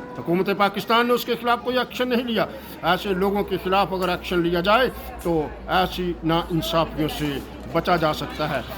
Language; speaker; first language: Urdu; non-native, local second language; Punjabi